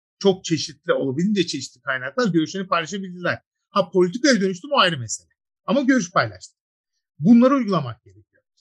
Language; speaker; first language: Turkish; native; Turkish